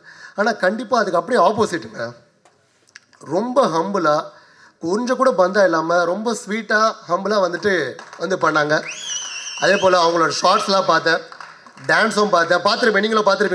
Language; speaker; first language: Tamil; native; Tamil